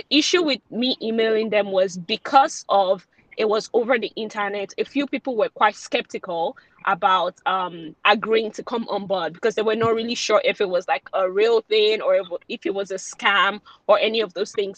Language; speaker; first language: English; non-native, local second language; Yoruba